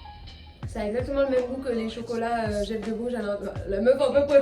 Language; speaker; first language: French; native; French